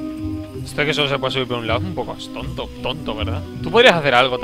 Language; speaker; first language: Spanish; native; Spanish